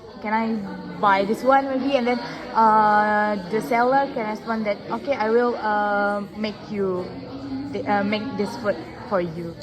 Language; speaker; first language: English; non-native, learner; Indonesian